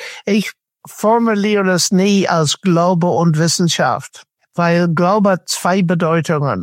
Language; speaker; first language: German; non-native, fluent; English